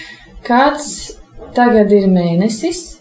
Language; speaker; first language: Latvian; non-native, local second language; Russian